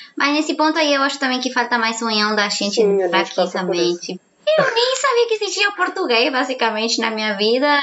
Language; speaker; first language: Portuguese; non-native, fluent; Spanish